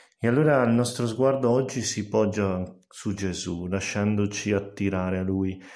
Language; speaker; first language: Italian; native; Italian